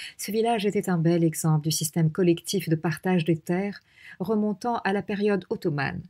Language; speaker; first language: French; non-native, local second language; Arabic